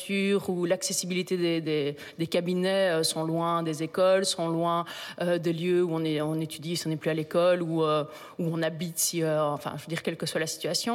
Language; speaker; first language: French; native; French